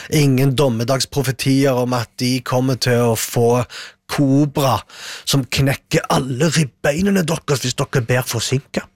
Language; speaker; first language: Norwegian; early bilingual, other home language; Arabic